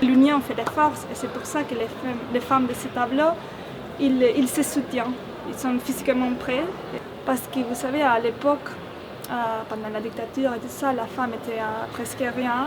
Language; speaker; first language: French; non-native, fluent; Spanish